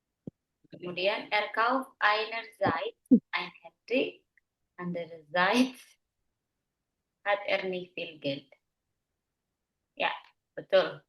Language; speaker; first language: German; non-native, fluent; Indonesian